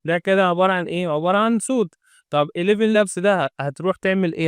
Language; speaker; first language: Arabic; native; Arabic